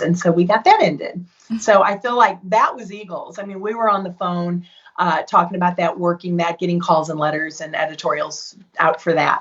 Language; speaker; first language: English; native; English